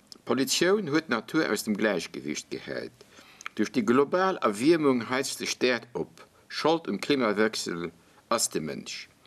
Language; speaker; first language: Luxembourgish; native; Luxembourgish